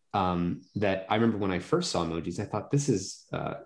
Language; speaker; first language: English; native; English